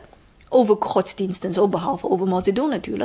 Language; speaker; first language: Dutch; non-native, fluent; Chinese